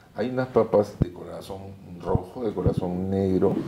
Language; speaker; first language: Spanish; native; Spanish